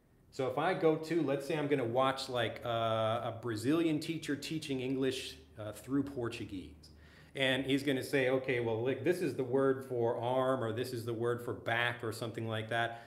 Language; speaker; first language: English; native; English